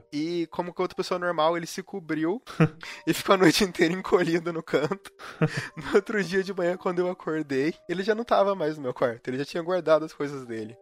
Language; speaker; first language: Portuguese; native; Portuguese